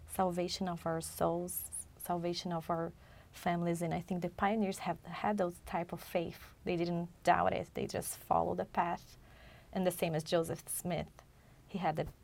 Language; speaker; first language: English; non-native, fluent; Chinese